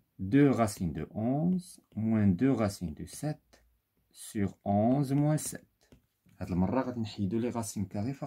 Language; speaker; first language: French; non-native, local second language; Arabic